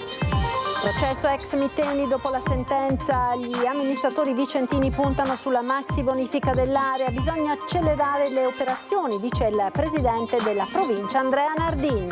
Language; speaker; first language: Italian; native; Italian